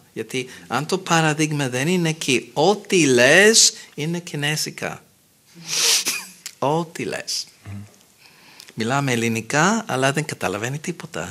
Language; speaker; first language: Greek; non-native, fluent; English